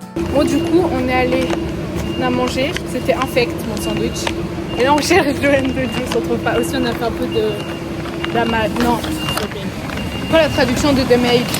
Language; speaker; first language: French; native; French